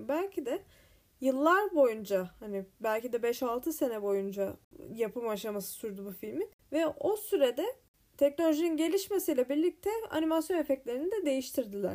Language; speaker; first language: Turkish; native; Turkish